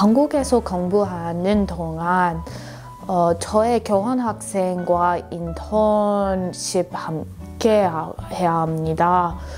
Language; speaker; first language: Korean; non-native, fluent; English